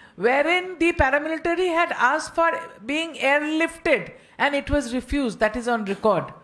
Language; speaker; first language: English; non-native, local second language; Bangla